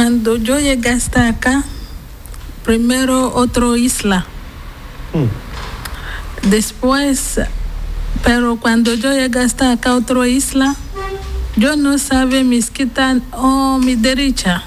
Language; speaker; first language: Spanish; non-native, learner; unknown